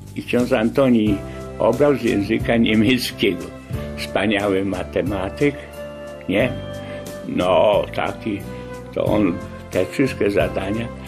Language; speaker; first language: Polish; native; Polish